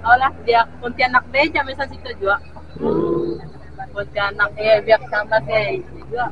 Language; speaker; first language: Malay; non-native, local second language; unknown